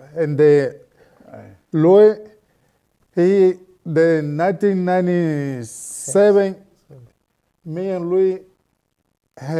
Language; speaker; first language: English; non-native, learner; Spanish